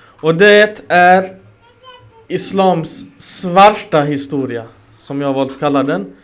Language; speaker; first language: Swedish; early bilingual, other home language; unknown